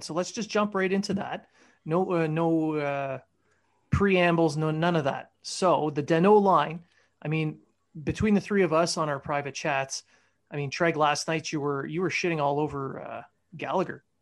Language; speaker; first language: English; native; English